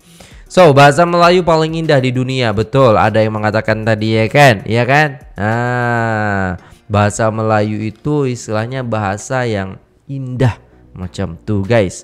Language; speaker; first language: Indonesian; native; Indonesian